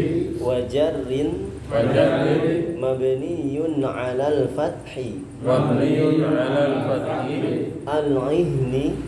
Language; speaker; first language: Arabic; non-native, fluent; Indonesian